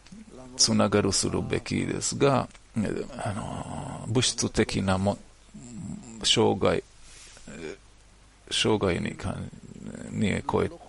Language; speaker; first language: Japanese; non-native, learner; Hebrew